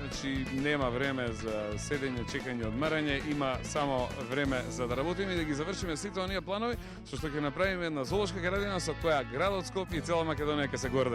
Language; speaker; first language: Macedonian; native; Macedonian